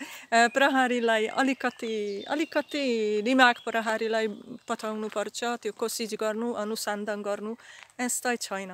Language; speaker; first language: Nepali; non-native, learner; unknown